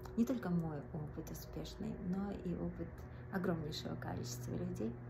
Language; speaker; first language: Russian; native; Russian